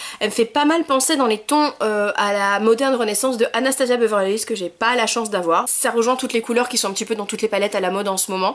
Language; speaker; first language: French; native; French